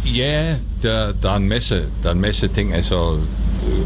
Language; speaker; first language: Danish; non-native, fluent; Dutch